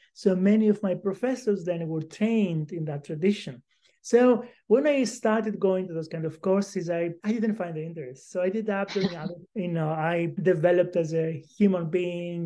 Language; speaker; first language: English; non-native, fluent; Greek